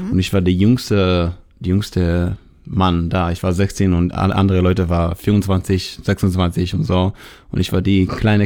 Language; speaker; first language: German; non-native, fluent; Hebrew